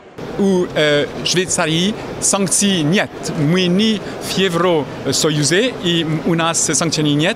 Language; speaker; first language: Russian; non-native, fluent; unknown